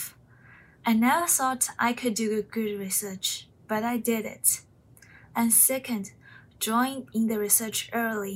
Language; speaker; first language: English; non-native, fluent; Chinese